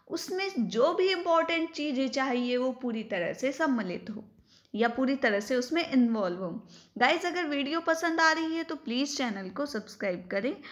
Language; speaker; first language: Hindi; native; Hindi